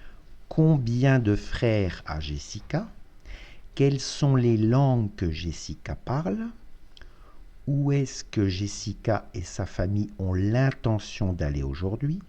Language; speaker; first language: French; non-native, fluent; Russian